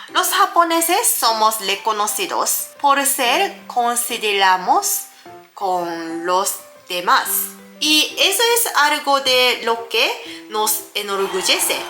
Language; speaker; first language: Spanish; non-native, learner; Japanese